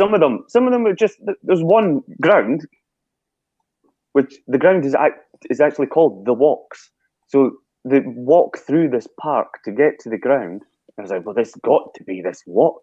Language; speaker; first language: English; native; English